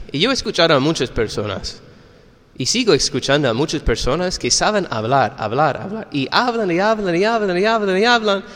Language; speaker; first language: Spanish; non-native, fluent; English